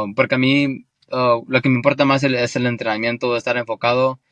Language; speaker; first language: Spanish; early bilingual, heritage; Spanish